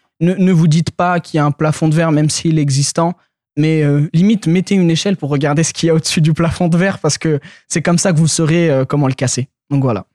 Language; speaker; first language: French; early bilingual, other home language; Arabic